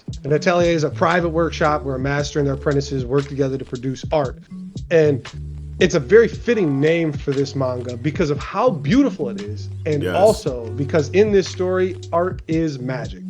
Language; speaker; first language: English; native; English